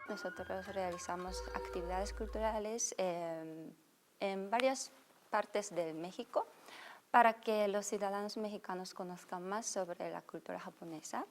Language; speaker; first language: Spanish; non-native, fluent; Japanese